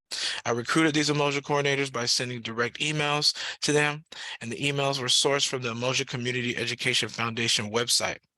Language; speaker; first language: English; native; English